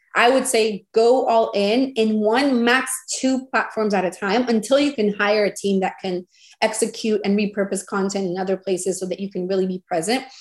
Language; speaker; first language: English; non-native, fluent; Spanish